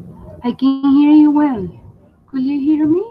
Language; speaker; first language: English; non-native, fluent; Spanish